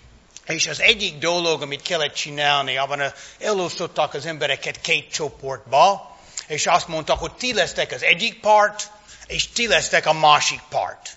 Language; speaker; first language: Hungarian; early bilingual, heritage; English